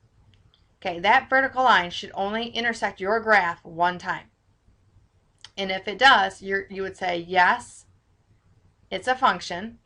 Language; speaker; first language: English; native; English